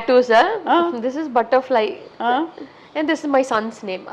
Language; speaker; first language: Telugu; non-native, learner; Tamil